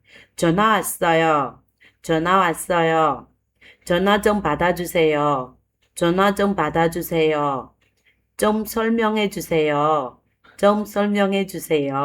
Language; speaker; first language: Korean; non-native, fluent; Burmese